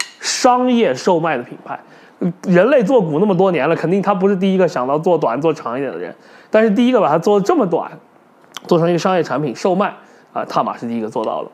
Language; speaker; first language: Chinese; native; Chinese